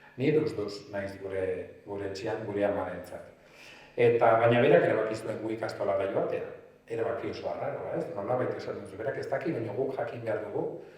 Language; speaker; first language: Basque; non-native, local second language; Spanish